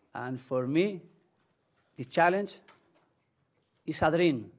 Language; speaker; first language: English; non-native, learner; Spanish